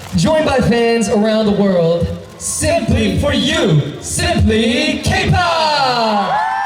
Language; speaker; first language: English; early bilingual, other home language; Korean